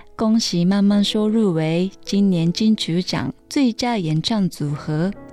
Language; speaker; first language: Chinese; non-native, fluent; Japanese